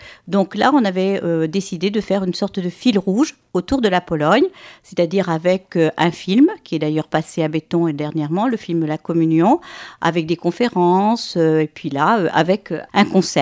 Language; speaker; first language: French; native; French